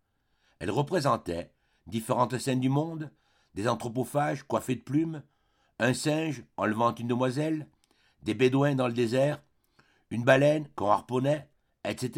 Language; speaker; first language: French; native; French